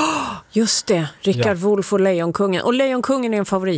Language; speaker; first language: Swedish; native; Swedish